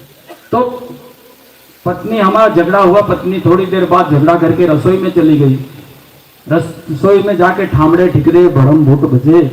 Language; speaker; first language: Hindi; non-native, local second language; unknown